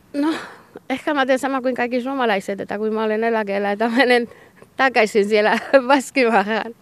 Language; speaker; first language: Finnish; non-native, learner; Basque